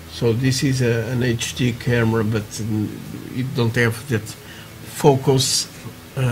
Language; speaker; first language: English; non-native, learner; Portuguese